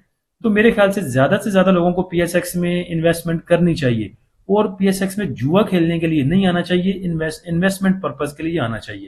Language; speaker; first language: Hindi; native; Hindi